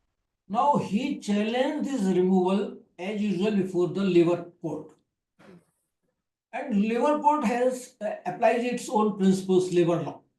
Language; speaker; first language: English; non-native, local second language; Hindi